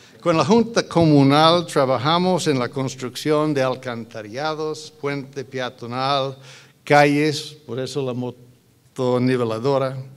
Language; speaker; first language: Spanish; non-native, fluent; English